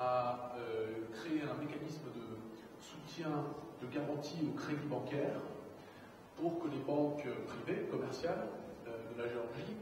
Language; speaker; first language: French; native; French